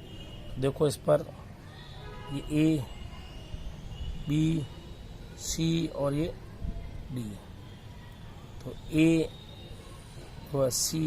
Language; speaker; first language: Hindi; native; Hindi